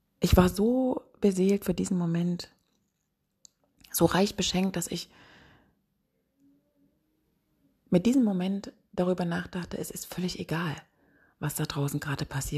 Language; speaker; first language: German; native; German